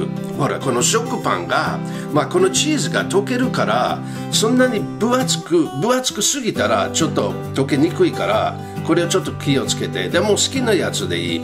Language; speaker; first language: Japanese; non-native, learner; English